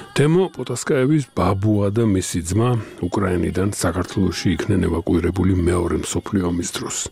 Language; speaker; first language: Georgian; native; Georgian